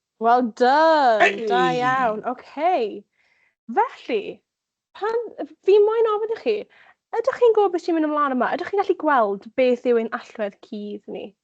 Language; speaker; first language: Welsh; native; Welsh